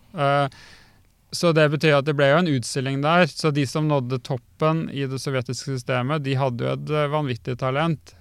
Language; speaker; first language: Norwegian; native; Norwegian